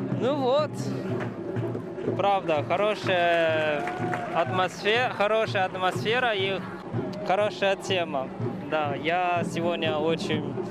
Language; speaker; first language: Russian; non-native, fluent; Chinese